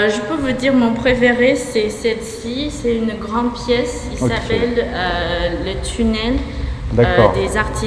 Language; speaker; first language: French; non-native, fluent; Chinese